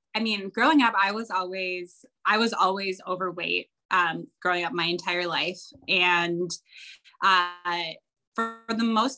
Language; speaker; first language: English; native; English